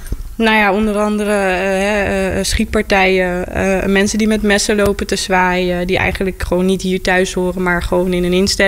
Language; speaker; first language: Dutch; native; Dutch